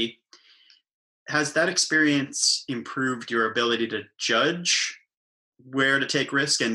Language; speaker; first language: English; native; English